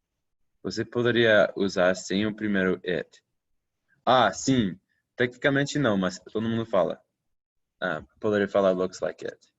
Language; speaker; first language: Portuguese; non-native, fluent; English